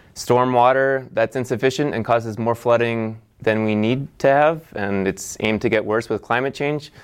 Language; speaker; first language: English; native; English